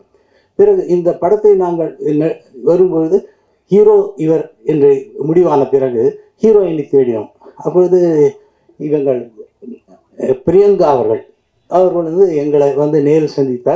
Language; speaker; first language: Tamil; native; Tamil